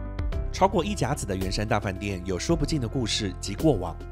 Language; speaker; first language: Chinese; native; Chinese